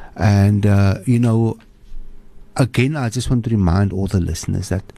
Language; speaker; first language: English; native; English